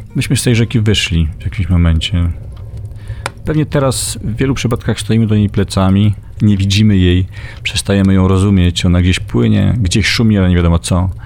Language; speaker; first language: Polish; native; Polish